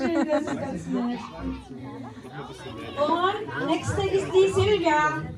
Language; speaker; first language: German; non-native, fluent; Filipino